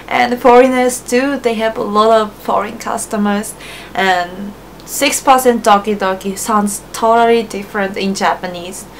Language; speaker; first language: English; non-native, fluent; Japanese